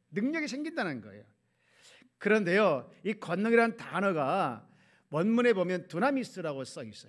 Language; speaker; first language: Korean; native; Korean